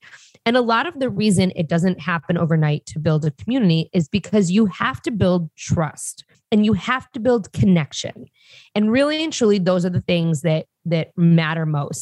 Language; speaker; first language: English; native; English